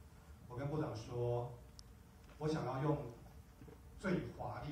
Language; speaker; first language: Chinese; native; Chinese